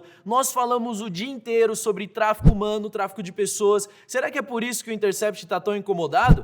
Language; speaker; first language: Portuguese; native; Portuguese